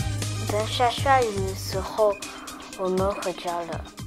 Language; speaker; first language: Chinese; non-native, learner; French